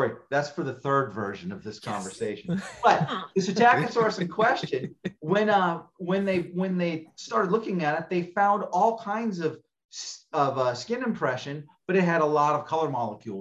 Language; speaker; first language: English; native; English